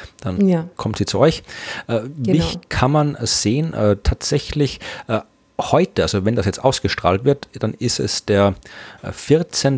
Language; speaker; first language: German; native; German